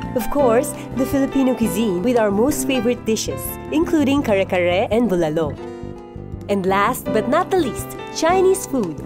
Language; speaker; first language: English; non-native, local second language; Filipino